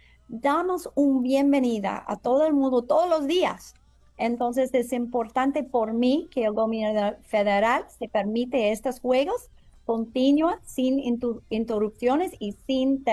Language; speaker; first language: Spanish; non-native, fluent; English